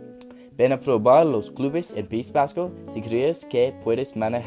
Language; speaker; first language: Spanish; non-native, learner; English